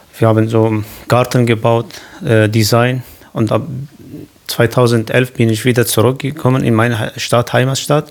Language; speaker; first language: German; non-native, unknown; Kurdish